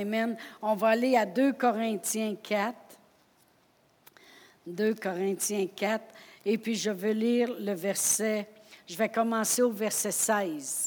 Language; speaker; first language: French; native; French